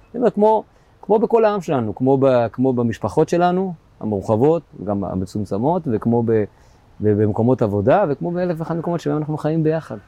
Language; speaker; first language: Hebrew; native; Hebrew